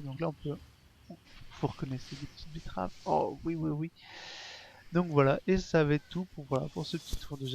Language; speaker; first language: French; native; French